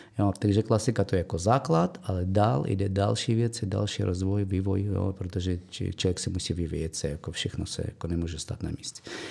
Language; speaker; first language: Czech; non-native, fluent; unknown